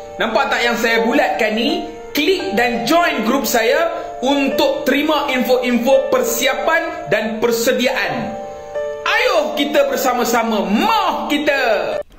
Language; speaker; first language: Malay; native; Malay